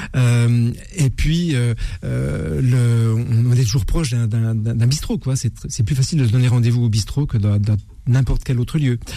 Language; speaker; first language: French; native; French